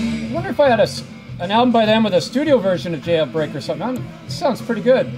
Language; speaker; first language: English; native; English